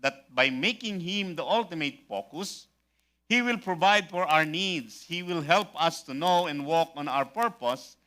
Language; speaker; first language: English; non-native, local second language; Filipino